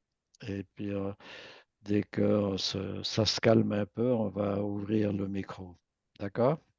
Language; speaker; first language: French; native; French